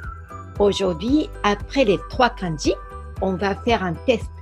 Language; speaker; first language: French; non-native, fluent; Japanese